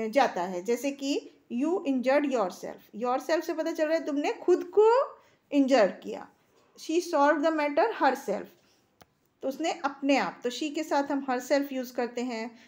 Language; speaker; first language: Hindi; native; Hindi